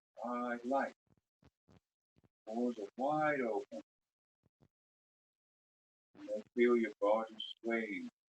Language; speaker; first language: English; native; English